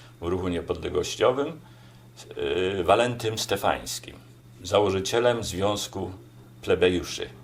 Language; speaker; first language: Polish; native; Polish